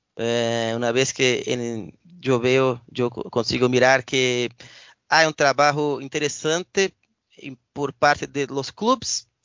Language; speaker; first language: Spanish; non-native, learner; Portuguese